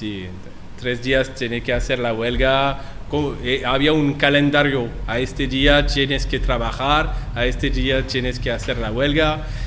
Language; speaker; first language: Spanish; non-native, learner; French